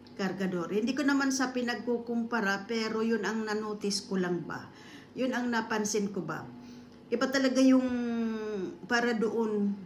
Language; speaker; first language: Filipino; non-native, local second language; Bikol